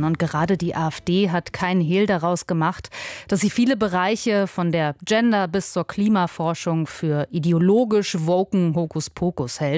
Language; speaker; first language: German; native; German